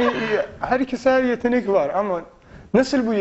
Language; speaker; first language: Turkish; non-native, fluent; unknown